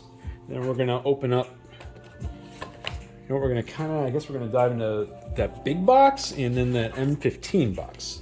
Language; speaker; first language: English; native; English